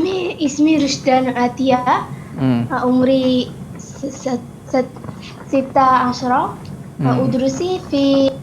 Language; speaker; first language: Arabic; non-native, learner; Malay